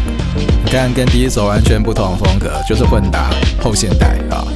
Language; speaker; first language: Chinese; native; Chinese